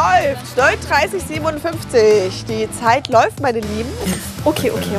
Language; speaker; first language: German; native; German